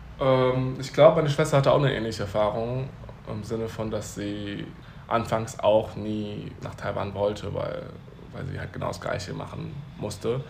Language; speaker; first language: German; early bilingual, other home language; Chinese